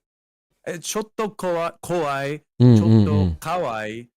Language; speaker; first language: Japanese; non-native, learner; English